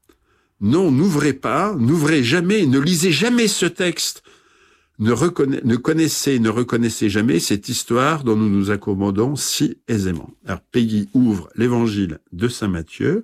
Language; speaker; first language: French; native; French